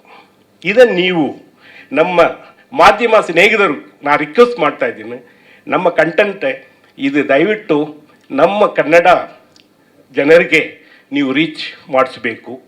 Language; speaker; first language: Kannada; non-native, learner; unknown